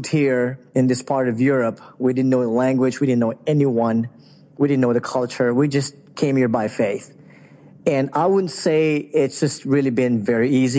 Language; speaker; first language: English; non-native, local second language; Filipino